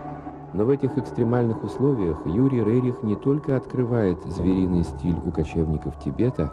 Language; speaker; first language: Russian; native; Russian